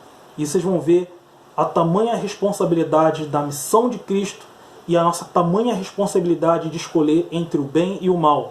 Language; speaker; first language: Portuguese; native; Portuguese